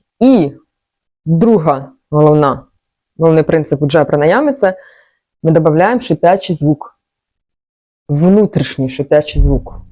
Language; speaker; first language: Ukrainian; non-native, local second language; Russian